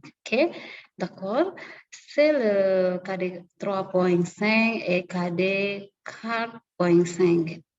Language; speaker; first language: French; non-native, learner; Indonesian